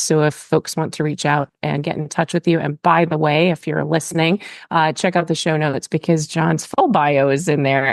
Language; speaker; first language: English; native; English